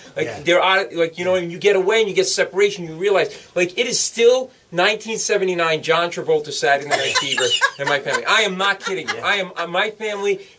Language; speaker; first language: English; native; English